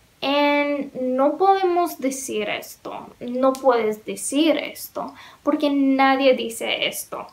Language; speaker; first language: Spanish; non-native, learner; English